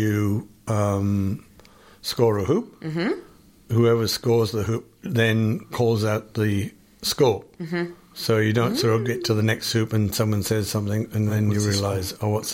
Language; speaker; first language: English; native; English